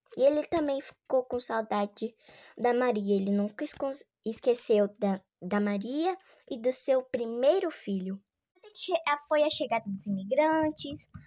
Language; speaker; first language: Portuguese; native; Portuguese